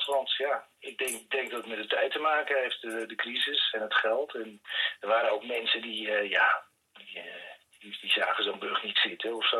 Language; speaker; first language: Dutch; native; Dutch